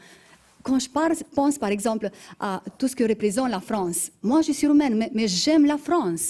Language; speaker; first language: French; non-native, fluent; Romanian